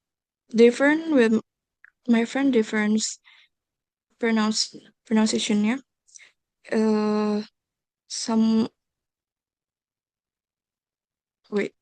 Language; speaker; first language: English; non-native, learner; Indonesian